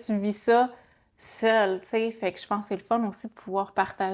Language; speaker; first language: French; native; French